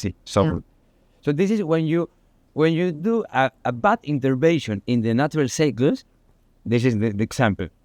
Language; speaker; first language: English; non-native, learner; Spanish